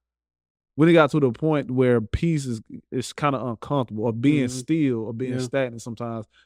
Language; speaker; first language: English; native; English